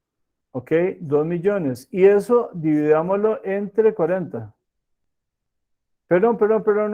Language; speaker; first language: Spanish; native; Spanish